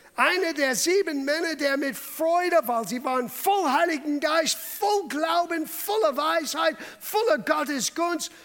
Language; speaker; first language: German; non-native, fluent; English